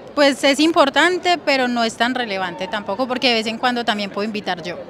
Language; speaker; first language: Spanish; native; Spanish